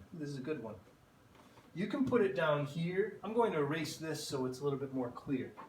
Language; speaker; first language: English; native; English